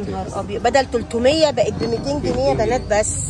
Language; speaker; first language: Arabic; native; Arabic